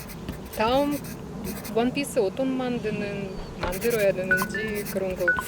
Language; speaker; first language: Korean; non-native, learner; Russian